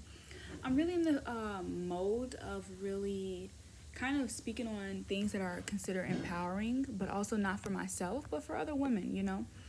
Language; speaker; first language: English; native; English